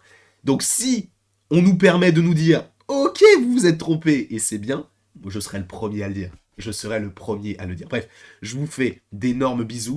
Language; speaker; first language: French; native; French